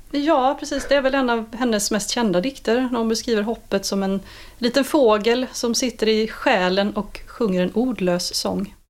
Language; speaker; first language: Swedish; native; Swedish